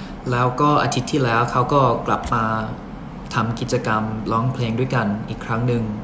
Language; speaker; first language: Thai; early bilingual, other home language; English